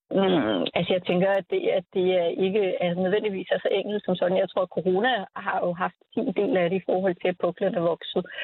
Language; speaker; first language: Danish; native; Danish